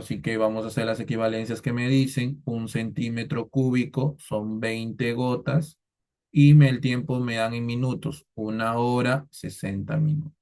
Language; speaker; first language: Spanish; native; Spanish